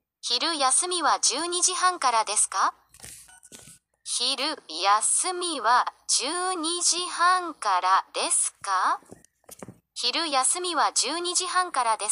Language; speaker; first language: Japanese; non-native, learner; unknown